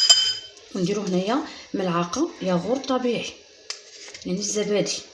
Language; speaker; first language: Arabic; native; Arabic